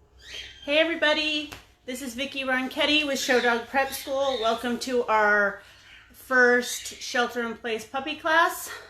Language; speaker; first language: English; native; English